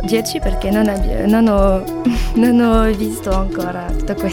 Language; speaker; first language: Italian; non-native, learner; French